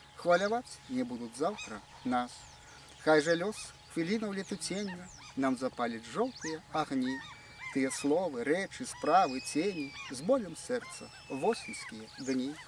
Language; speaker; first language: Belarusian; native; Belarusian